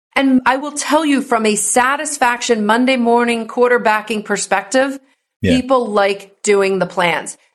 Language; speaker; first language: English; native; English